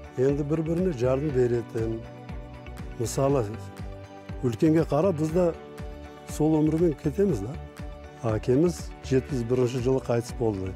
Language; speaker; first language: Kazakh; non-native, local second language; Kurdish